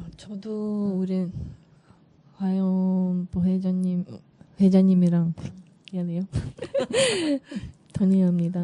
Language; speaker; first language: Korean; non-native, learner; Russian